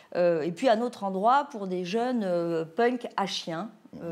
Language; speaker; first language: French; native; French